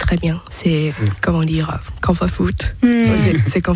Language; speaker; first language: French; non-native, learner; Thai